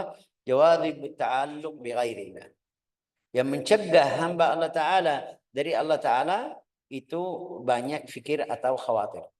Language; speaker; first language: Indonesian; non-native, fluent; Arabic